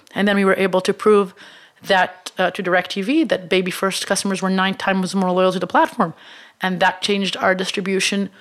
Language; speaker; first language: English; non-native, fluent; Hebrew